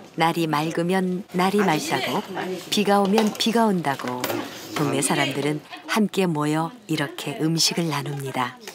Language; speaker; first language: Korean; native; Korean